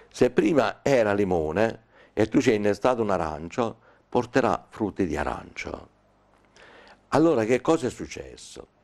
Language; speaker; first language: Italian; native; Italian